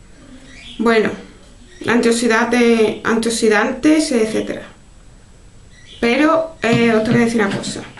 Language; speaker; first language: Spanish; native; Spanish